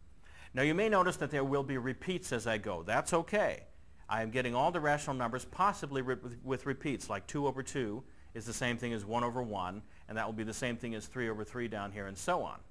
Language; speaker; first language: English; native; English